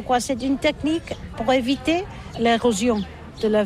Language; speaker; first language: French; non-native, learner; Catalan